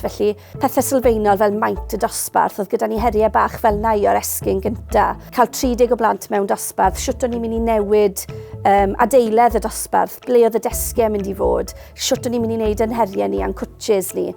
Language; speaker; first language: Welsh; native; Welsh